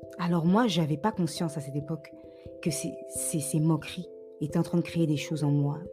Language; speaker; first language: French; native; French